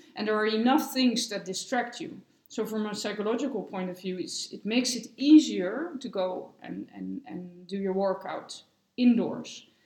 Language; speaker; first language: English; non-native, fluent; Dutch